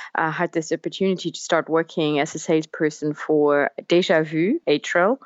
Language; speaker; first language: English; non-native, fluent; German